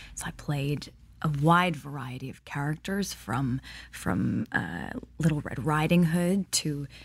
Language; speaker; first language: English; native; English